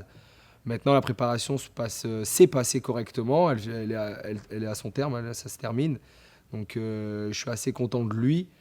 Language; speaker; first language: French; native; French